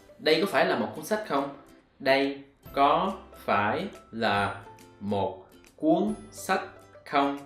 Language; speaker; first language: Vietnamese; non-native, learner; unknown